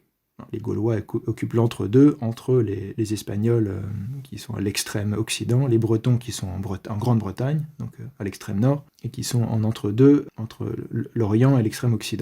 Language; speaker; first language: French; native; French